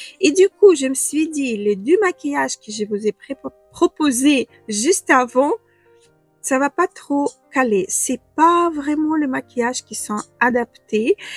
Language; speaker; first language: French; non-native, fluent; Ukrainian